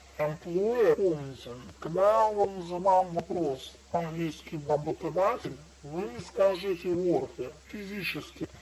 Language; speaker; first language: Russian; non-native, learner; English